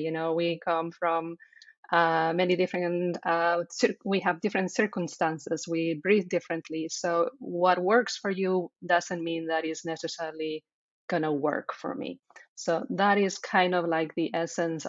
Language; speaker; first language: English; non-native, fluent; Spanish